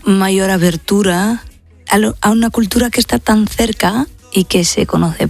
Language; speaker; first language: Spanish; non-native, fluent; Portuguese